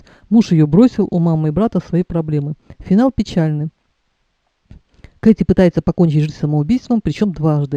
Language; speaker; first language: Russian; native; Russian